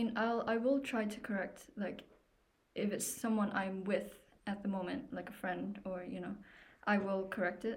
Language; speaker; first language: English; native; English